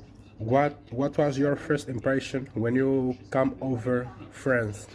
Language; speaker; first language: English; non-native, learner; Portuguese